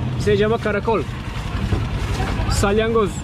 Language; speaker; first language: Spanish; non-native, learner; Turkish